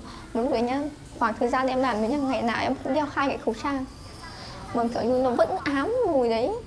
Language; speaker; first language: Vietnamese; native; Vietnamese